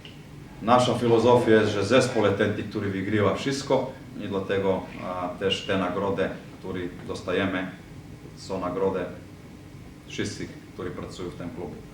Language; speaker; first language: Polish; non-native, fluent; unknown